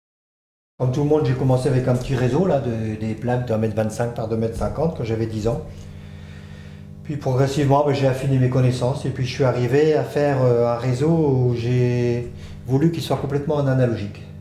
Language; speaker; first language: French; native; French